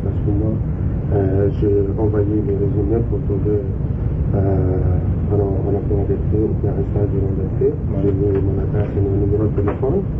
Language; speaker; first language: French; non-native, learner; Arabic